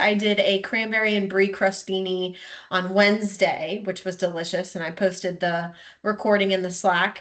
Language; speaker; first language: English; native; English